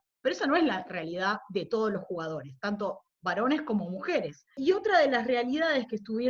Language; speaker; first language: Spanish; native; Spanish